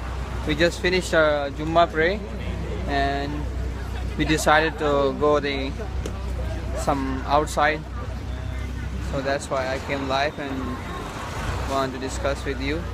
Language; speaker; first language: English; non-native, fluent; Urdu